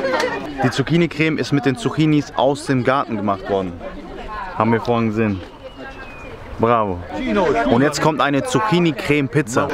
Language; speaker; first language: German; native; German